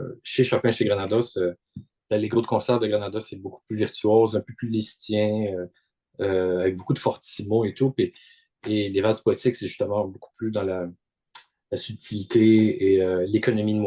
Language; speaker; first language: French; native; French